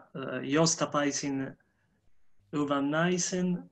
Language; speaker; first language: Finnish; non-native, learner; Italian